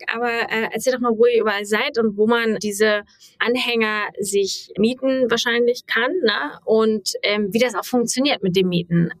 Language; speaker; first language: German; native; German